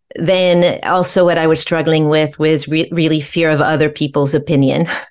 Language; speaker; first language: English; non-native, fluent; French